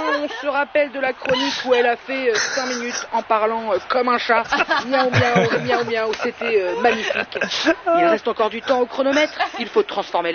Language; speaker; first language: French; native; French